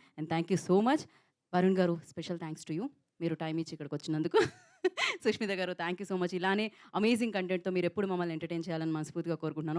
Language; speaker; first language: Telugu; native; Telugu